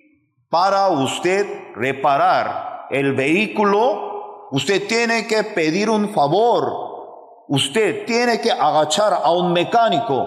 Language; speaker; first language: Spanish; non-native, fluent; Korean